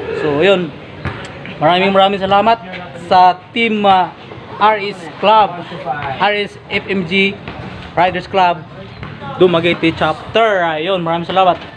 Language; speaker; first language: Filipino; non-native, local second language; Cebuano